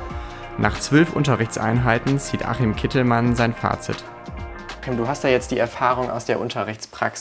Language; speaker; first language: German; native; German